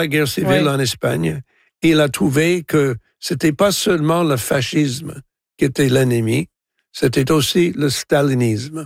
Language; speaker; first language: French; non-native, local second language; English